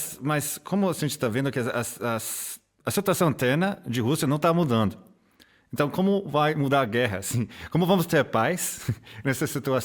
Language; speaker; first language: Portuguese; non-native, fluent; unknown